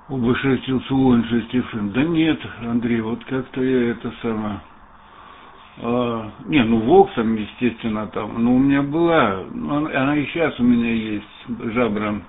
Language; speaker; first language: Russian; native; Russian